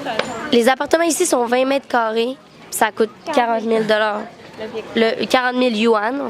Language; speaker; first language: French; native; French